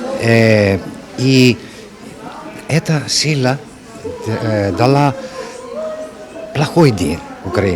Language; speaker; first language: Russian; non-native, learner; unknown